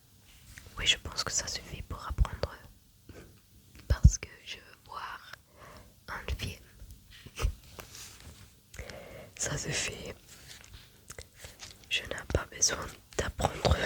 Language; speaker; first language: French; non-native, learner; German